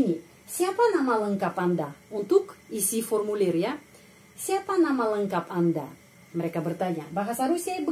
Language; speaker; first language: Indonesian; non-native, fluent; Russian